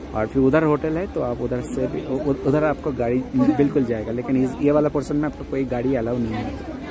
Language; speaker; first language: Hindi; non-native, local second language; Bangla